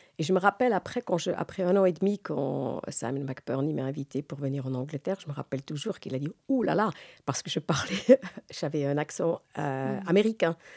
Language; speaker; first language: French; non-native, local second language; Swiss German